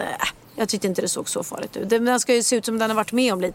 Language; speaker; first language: Swedish; native; Swedish